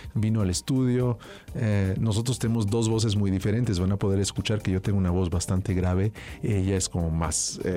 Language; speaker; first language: Spanish; early bilingual, heritage; French